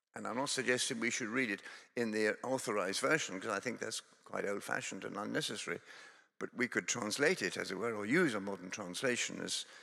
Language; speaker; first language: English; native; English